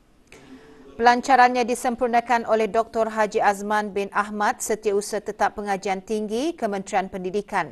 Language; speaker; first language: Malay; native; Malay